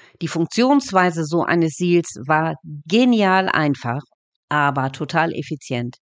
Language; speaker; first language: German; native; German